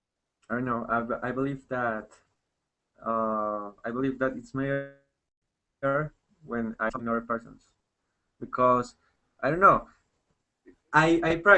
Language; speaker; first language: English; non-native, learner; Spanish